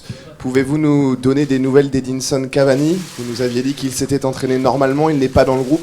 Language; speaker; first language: French; native; French